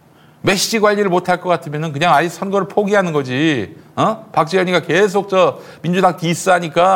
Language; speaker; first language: Korean; native; Korean